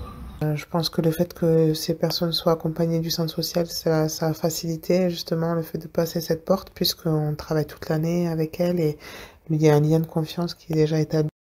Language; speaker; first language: French; native; French